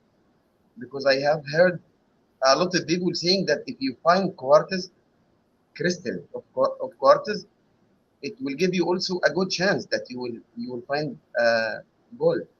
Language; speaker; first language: English; non-native, learner; Arabic